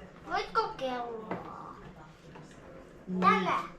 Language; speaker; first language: Finnish; early bilingual, other home language; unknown